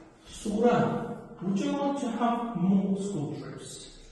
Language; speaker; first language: English; non-native, fluent; Azerbaijani